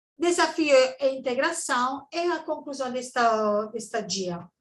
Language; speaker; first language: Portuguese; non-native, learner; Italian